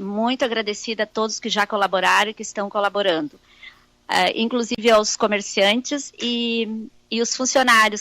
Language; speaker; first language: Portuguese; native; Portuguese